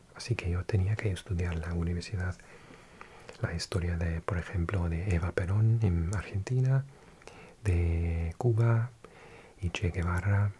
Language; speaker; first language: Spanish; non-native, fluent; English